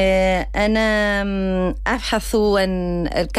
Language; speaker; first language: Arabic; non-native, learner; Spanish